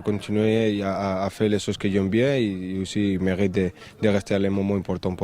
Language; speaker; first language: French; early bilingual, heritage; French